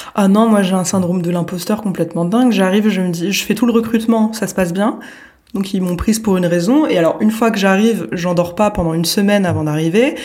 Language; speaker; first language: French; native; French